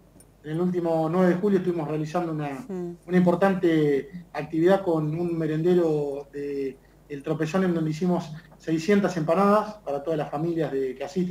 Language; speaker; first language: Spanish; native; Spanish